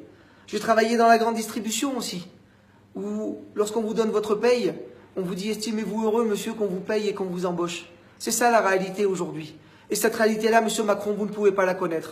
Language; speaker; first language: French; native; French